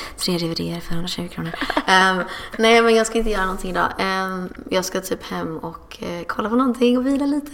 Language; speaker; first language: Swedish; early bilingual, other home language; English